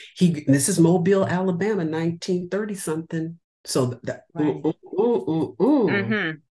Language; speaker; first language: English; native; English